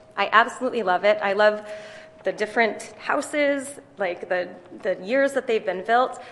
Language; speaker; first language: English; native; English